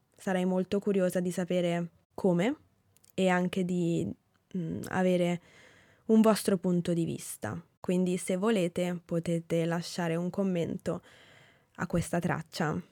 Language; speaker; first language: Italian; native; Italian